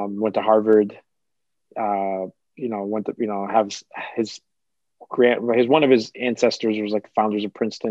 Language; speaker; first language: English; early bilingual, other home language; Kabuverdianu